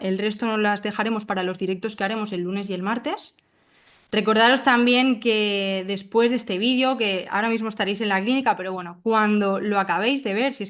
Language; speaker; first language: Spanish; native; Spanish